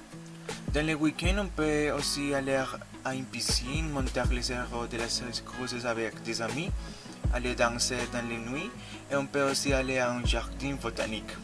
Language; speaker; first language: French; non-native, learner; Spanish